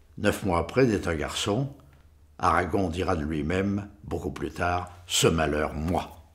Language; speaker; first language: French; native; French